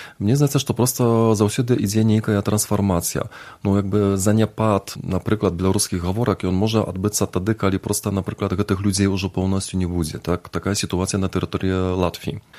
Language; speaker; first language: Belarusian; non-native, fluent; Polish